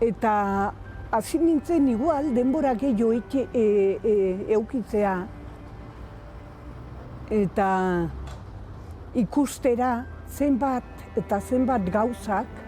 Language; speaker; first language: Basque; non-native, local second language; Spanish